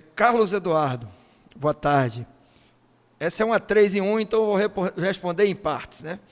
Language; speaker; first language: Portuguese; native; Portuguese